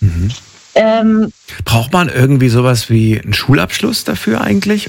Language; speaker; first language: German; native; German